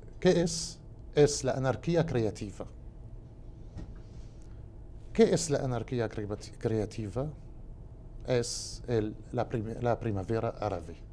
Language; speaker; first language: Portuguese; non-native, learner; Arabic